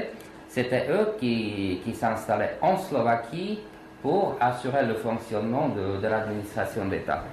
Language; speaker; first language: French; non-native, fluent; Slovak